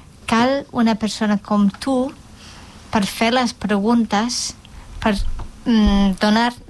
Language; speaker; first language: Catalan; non-native, local second language; Spanish